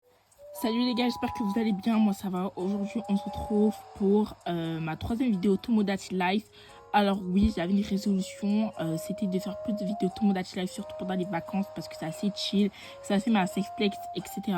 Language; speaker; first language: French; native; French